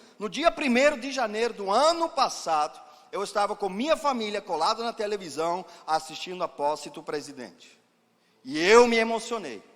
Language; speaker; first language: Portuguese; non-native, fluent; German